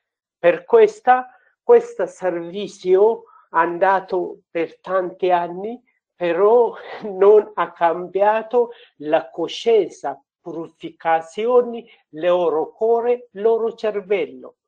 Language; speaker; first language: Italian; non-native, learner; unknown